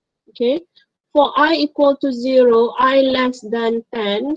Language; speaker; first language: English; non-native, local second language; Malay